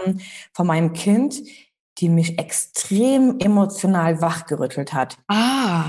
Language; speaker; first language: German; early bilingual, other home language; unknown